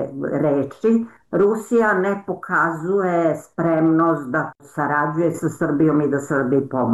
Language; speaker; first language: Serbian; native; Serbian